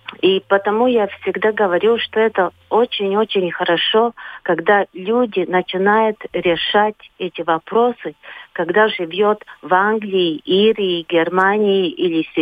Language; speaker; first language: Russian; non-native, local second language; Latvian